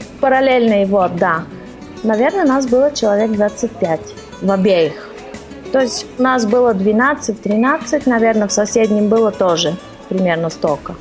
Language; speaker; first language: Russian; early bilingual, heritage; Russian